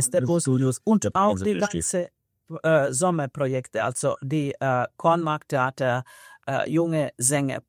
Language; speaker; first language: German; non-native, fluent; Finnish